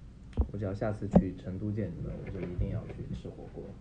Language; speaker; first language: Chinese; native; Chinese